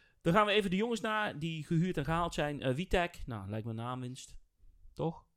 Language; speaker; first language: Dutch; native; Dutch